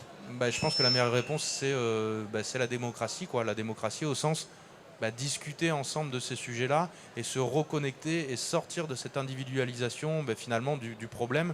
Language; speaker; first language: French; native; French